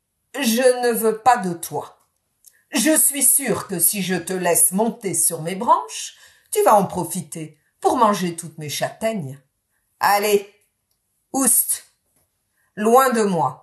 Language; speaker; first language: French; native; French